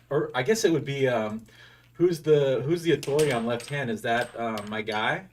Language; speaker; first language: English; native; English